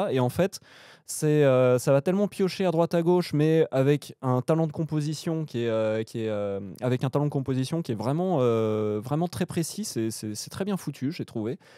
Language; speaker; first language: French; native; French